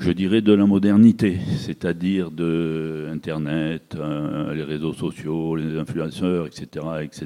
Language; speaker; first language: French; native; French